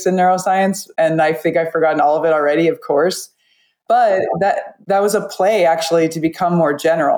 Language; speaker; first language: English; native; English